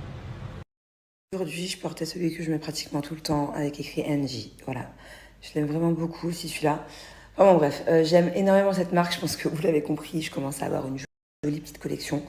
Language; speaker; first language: French; native; French